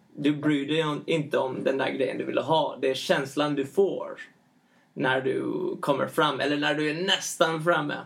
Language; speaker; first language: Swedish; early bilingual, heritage; Swedish